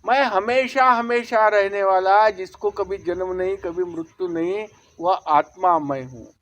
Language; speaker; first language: Hindi; non-native, local second language; Marathi